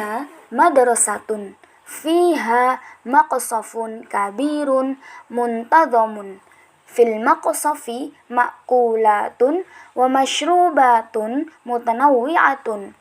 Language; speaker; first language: Arabic; non-native, learner; Indonesian